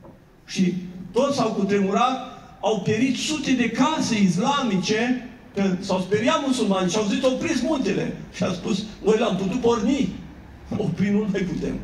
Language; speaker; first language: Romanian; native; Romanian